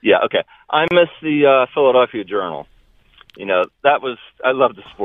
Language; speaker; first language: English; native; English